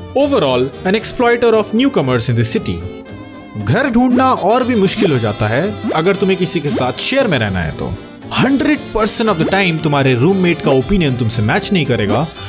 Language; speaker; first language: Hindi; non-native, local second language; Bangla